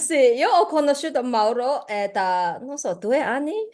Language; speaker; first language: Italian; non-native, learner; Chinese